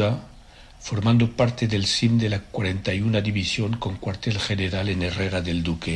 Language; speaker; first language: Spanish; native; Spanish